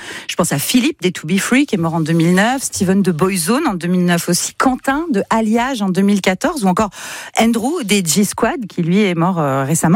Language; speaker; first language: French; native; French